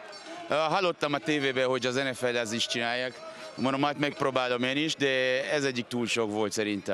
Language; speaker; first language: Hungarian; non-native, learner; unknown